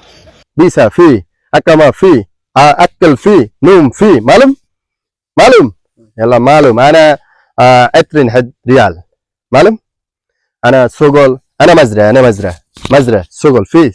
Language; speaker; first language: Arabic; non-native, learner; Bangla